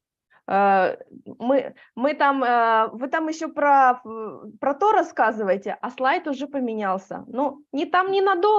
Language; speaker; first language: Russian; native; Russian